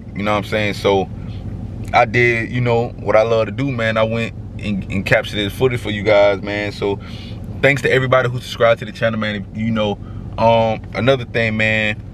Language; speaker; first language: English; native; English